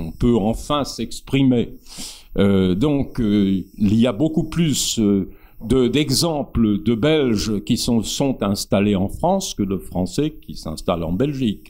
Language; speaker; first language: French; native; French